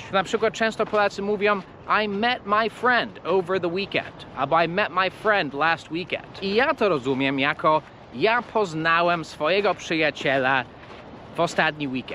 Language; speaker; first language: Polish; non-native, fluent; English